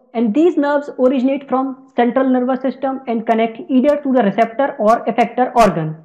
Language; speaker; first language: Hindi; native; Hindi